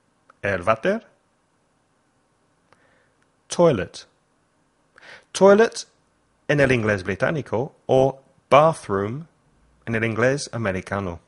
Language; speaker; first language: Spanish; non-native, fluent; English